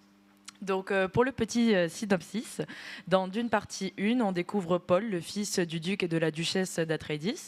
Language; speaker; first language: French; native; French